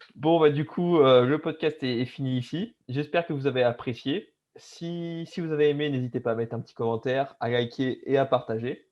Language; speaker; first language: French; native; French